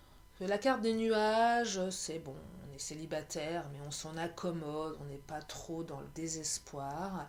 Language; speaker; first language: French; native; French